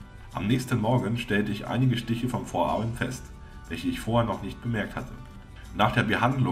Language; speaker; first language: German; native; German